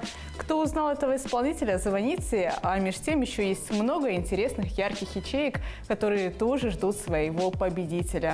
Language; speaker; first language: Russian; native; Russian